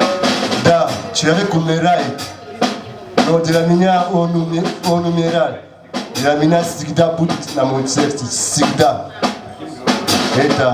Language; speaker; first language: Russian; non-native, learner; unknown